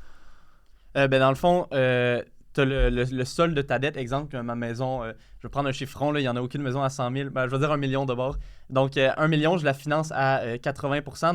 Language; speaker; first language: French; native; French